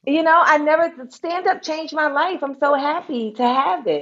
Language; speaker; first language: English; native; English